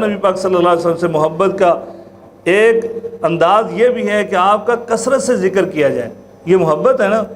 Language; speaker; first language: Urdu; non-native, local second language; Punjabi